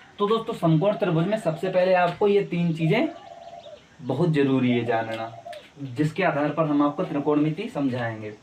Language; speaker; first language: Hindi; native; Hindi